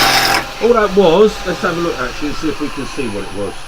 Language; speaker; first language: English; native; English